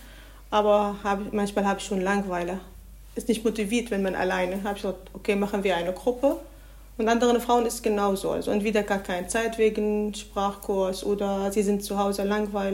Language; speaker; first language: German; non-native, learner; Arabic